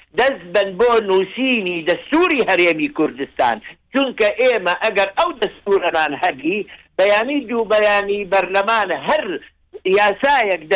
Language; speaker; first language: Central Kurdish; non-native, local second language; Assyrian Neo-Aramaic